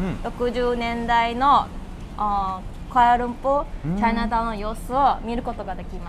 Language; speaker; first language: Japanese; non-native, learner; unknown